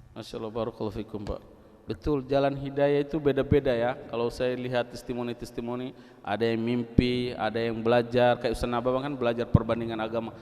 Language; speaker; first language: Indonesian; non-native, local second language; Tetum